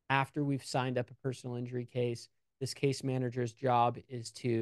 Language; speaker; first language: English; native; English